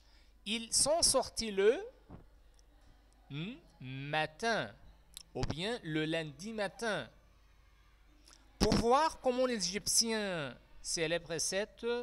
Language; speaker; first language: French; non-native, fluent; Arabic